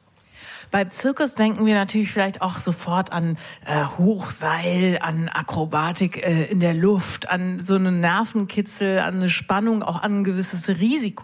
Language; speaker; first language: German; native; German